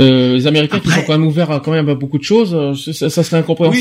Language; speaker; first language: French; native; French